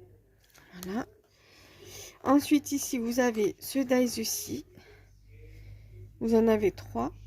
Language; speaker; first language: French; native; French